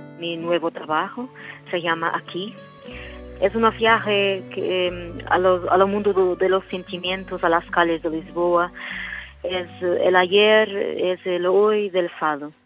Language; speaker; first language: Spanish; non-native, learner; Portuguese